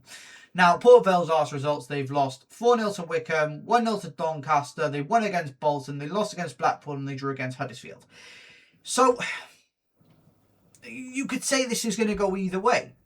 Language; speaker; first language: English; native; English